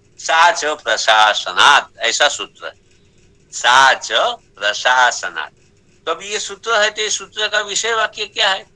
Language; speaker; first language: Hindi; non-native, local second language; Gujarati